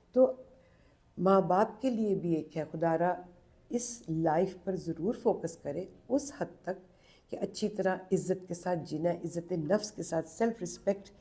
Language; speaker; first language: Urdu; non-native, local second language; Punjabi